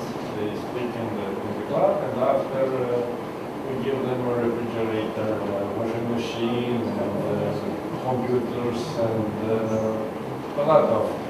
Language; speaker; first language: English; non-native, learner; Romanian